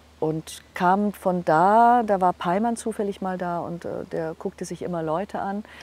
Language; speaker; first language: German; non-native, local second language; Hungarian